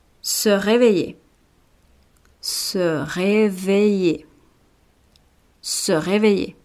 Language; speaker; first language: French; non-native, fluent; Spanish